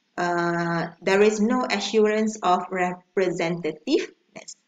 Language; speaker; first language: English; non-native, local second language; Malay